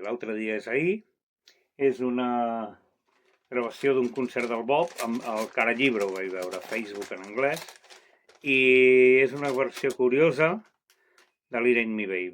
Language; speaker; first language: Catalan; native; Catalan